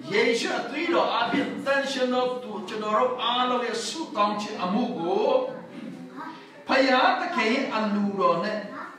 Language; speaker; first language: Burmese; non-native, local second language; Tedim Chin